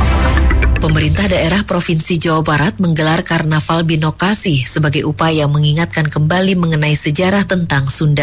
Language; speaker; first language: Indonesian; native; Indonesian